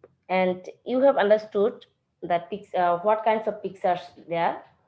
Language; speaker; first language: English; non-native, local second language; Bangla